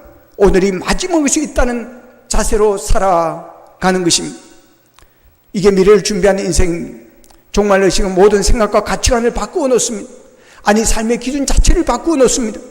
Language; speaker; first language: Korean; native; Korean